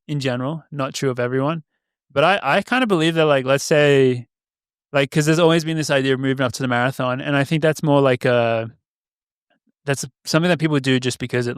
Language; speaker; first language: English; native; English